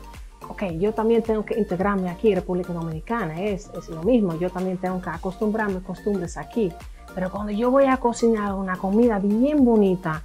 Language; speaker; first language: Spanish; non-native, fluent; Dutch